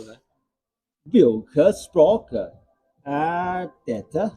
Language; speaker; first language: Norwegian; non-native, learner; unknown